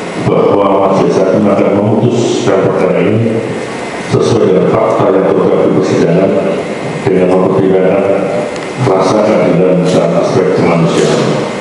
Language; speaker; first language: Indonesian; non-native, local second language; Javanese